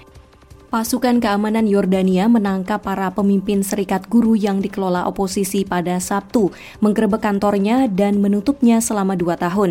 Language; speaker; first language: Indonesian; native; Indonesian